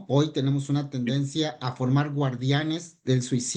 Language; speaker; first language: Spanish; native; Spanish